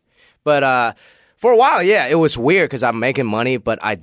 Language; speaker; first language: English; non-native, local second language; Cantonese